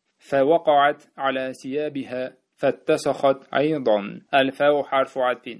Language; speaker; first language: Arabic; non-native, fluent; Uzbek